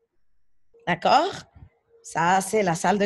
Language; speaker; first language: French; non-native, fluent; Spanish